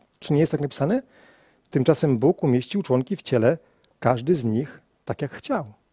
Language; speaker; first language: Polish; native; Polish